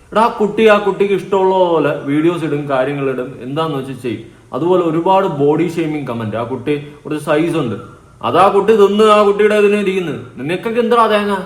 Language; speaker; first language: Malayalam; native; Malayalam